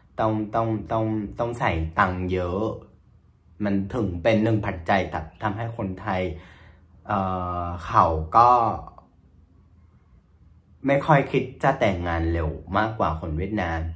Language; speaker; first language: Thai; non-native, fluent; Vietnamese